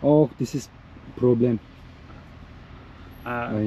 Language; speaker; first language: English; non-native, learner; Turkish